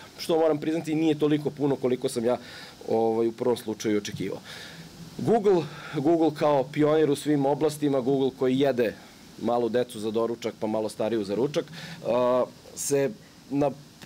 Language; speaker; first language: Serbian; native; Serbian